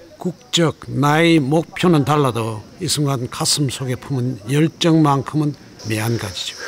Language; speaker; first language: Korean; native; Korean